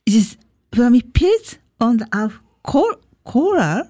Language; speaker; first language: German; non-native, learner; Japanese